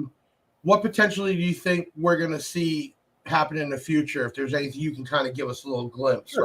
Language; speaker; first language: English; native; English